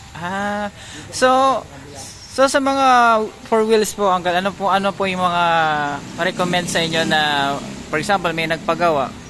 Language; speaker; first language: Filipino; non-native, local second language; Hiligaynon